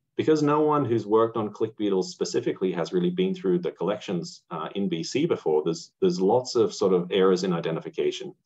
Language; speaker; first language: English; native; English